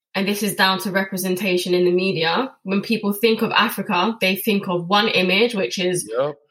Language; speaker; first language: English; native; English